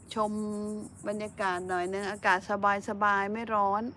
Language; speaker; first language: Thai; non-native, local second language; Northeastern Thai